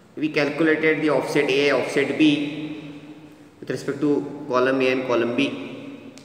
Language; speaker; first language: English; non-native, local second language; Kannada